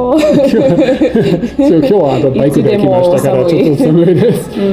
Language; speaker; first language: Japanese; non-native, learner; English